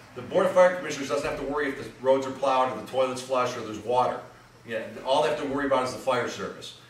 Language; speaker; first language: English; native; English